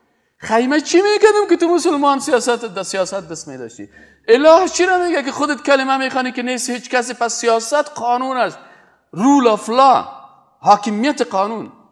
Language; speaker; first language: Persian; native; Persian